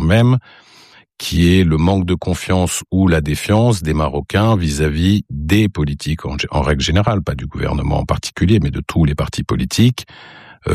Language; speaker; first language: French; non-native, local second language; Arabic